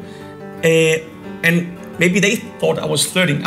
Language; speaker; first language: English; non-native, fluent; Polish